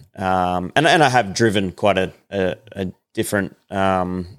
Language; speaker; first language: English; native; English